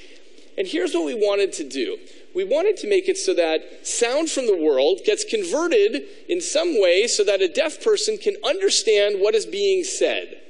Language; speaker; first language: English; native; English